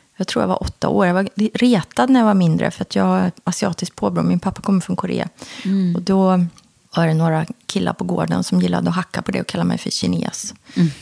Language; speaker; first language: Swedish; early bilingual, other home language; Korean